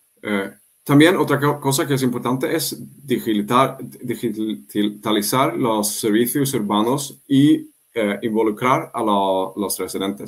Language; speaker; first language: Spanish; non-native, fluent; Swedish